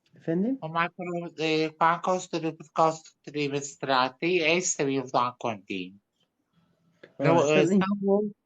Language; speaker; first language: Turkish; non-native, local second language; Arabic